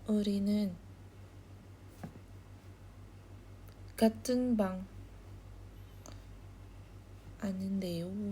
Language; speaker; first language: Korean; non-native, learner; Indonesian